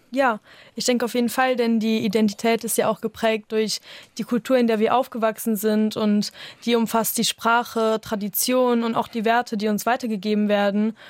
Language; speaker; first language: German; early bilingual, other home language; Italian